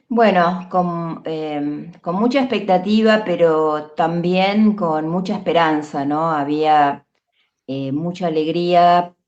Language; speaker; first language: Spanish; native; Spanish